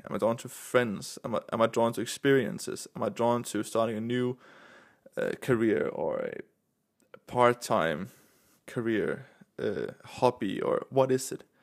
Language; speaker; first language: English; non-native, fluent; Danish